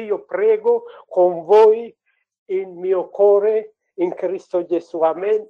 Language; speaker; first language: Italian; non-native, learner; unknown